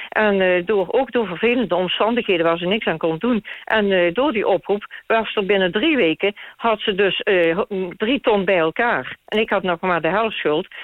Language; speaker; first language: Dutch; native; Dutch